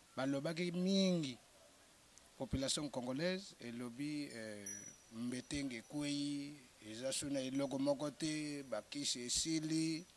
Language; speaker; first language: Lingala; non-native, local second language; Kongo